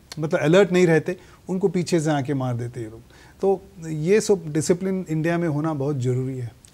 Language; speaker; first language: Hindi; native; Hindi